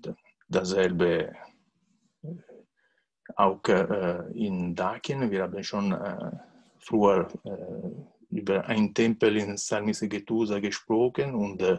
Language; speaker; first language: German; non-native, learner; Italian